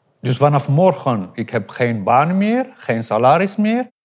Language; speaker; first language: Dutch; non-native, fluent; Arabic